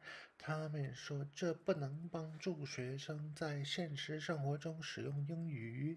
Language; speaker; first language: Chinese; non-native, learner; English